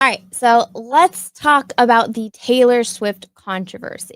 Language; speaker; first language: English; native; English